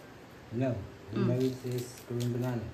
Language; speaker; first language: English; non-native, learner; Chinese